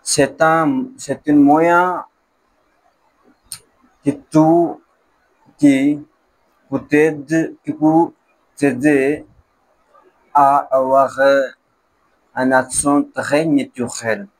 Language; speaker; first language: French; non-native, learner; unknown